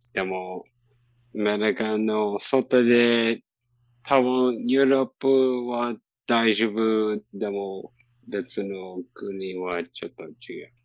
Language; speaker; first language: Japanese; non-native, learner; English